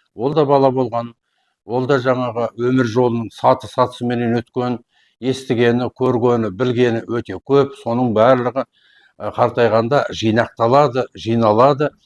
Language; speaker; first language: Kazakh; native; Kazakh